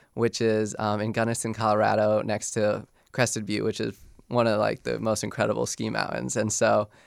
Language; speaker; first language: English; native; English